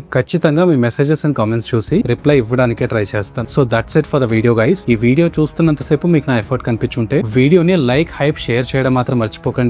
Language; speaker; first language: Telugu; native; Telugu